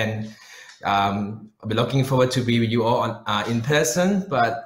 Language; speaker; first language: English; non-native, local second language; Chinese